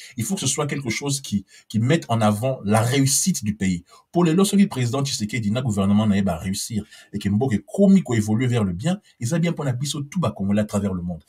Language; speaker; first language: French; non-native, local second language; Lingala